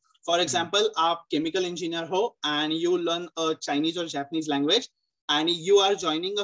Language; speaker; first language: English; non-native, local second language; Marathi